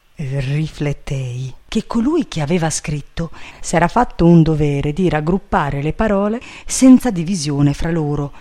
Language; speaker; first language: Italian; native; Italian